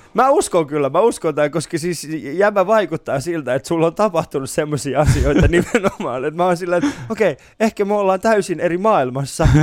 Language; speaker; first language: Finnish; early bilingual, other home language; Persian